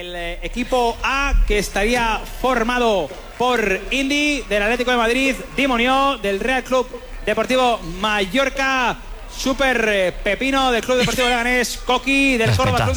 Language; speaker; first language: Spanish; native; Spanish